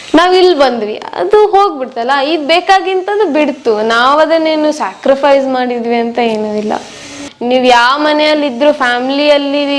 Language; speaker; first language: Kannada; non-native, local second language; Marwari